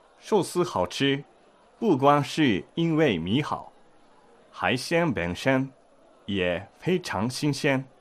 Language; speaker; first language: Chinese; non-native, fluent; Japanese